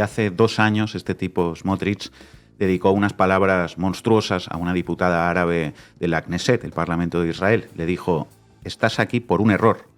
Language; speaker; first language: Spanish; native; Spanish